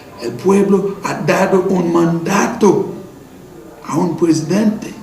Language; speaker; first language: Spanish; non-native, fluent; Haitian Creole